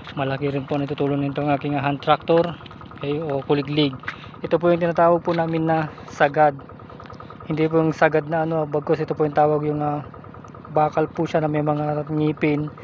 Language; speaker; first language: Filipino; non-native, local second language; Iloko